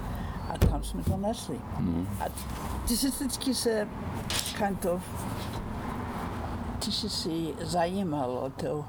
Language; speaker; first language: Czech; non-native, fluent; Icelandic